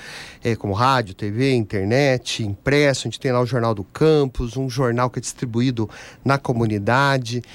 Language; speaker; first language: Portuguese; native; Portuguese